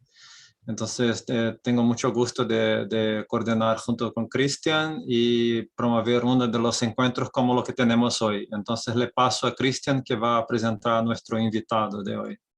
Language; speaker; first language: Spanish; non-native, fluent; Portuguese